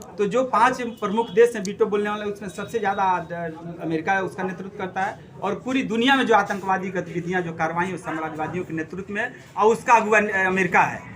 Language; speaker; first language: Hindi; native; Hindi